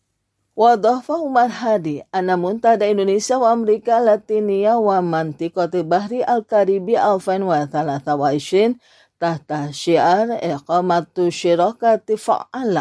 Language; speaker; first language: Arabic; non-native, fluent; Indonesian